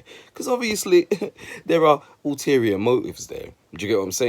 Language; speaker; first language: English; native; English